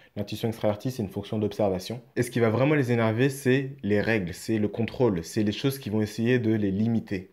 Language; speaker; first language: French; native; French